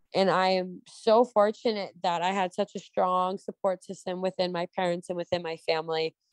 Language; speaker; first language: English; native; English